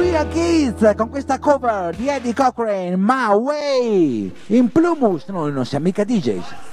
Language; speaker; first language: Italian; native; Italian